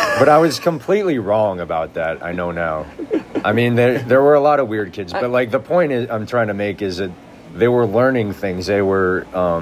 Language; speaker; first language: English; native; English